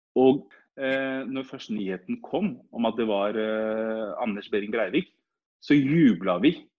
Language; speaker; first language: Norwegian; early bilingual, other home language; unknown